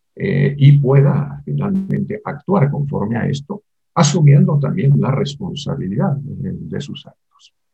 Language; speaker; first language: Spanish; native; Spanish